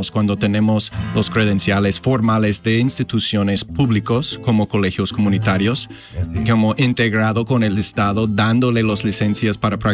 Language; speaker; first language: Spanish; non-native, fluent; English